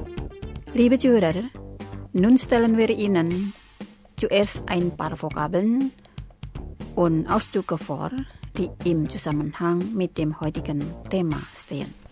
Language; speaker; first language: German; non-native, learner; Indonesian